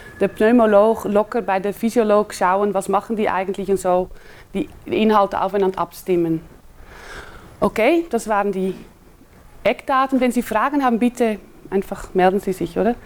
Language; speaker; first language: German; non-native, fluent; Dutch